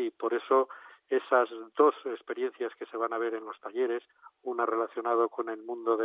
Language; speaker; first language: Spanish; native; Spanish